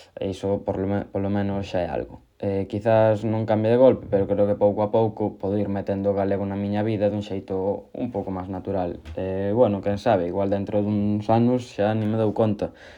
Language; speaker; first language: Galician; non-native, local second language; Spanish